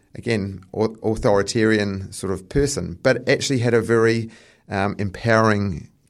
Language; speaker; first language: English; native; English